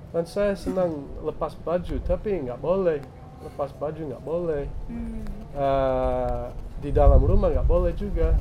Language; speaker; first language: Indonesian; non-native, fluent; English